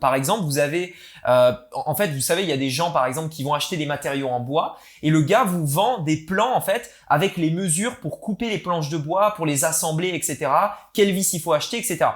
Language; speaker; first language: French; native; French